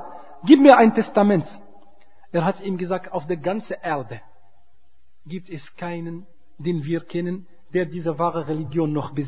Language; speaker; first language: German; non-native, fluent; Arabic